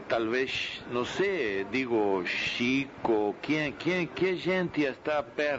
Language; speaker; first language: Portuguese; non-native, fluent; Spanish